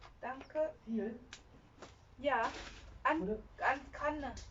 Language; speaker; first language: German; non-native, learner; Thai